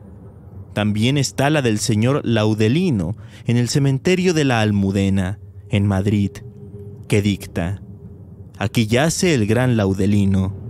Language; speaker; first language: Spanish; native; Spanish